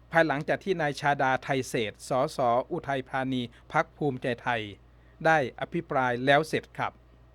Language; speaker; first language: Thai; native; Thai